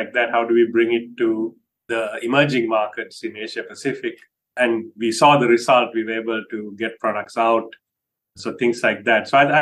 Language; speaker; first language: English; non-native, local second language; Sinhala